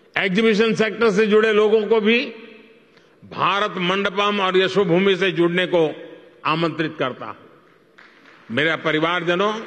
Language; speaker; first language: Hindi; non-native, local second language; Gujarati